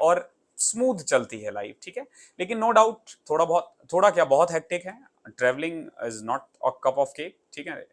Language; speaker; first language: Hindi; native; Hindi